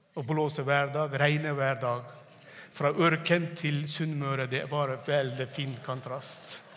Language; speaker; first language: Norwegian; non-native, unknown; Turkmen